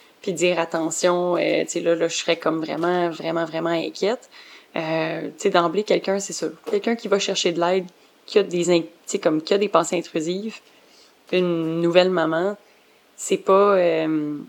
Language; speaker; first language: French; native; French